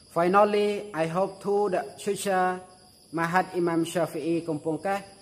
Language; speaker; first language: English; non-native, learner; Khmer